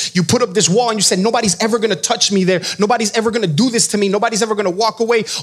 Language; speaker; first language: English; native; English